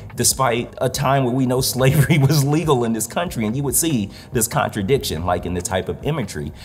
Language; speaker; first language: English; native; English